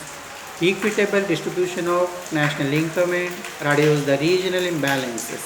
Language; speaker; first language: English; non-native, local second language; Kannada